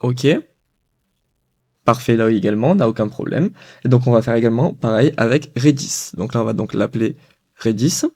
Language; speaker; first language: French; native; French